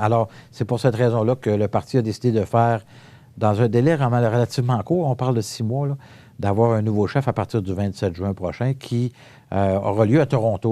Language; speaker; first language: French; native; French